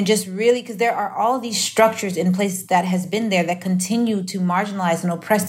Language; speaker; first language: English; native; English